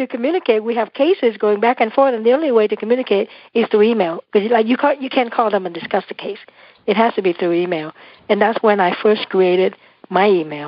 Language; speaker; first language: English; non-native, fluent; Vietnamese